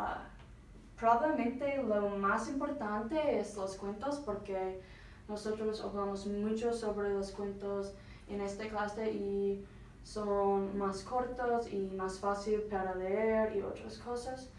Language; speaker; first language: Spanish; non-native, learner; English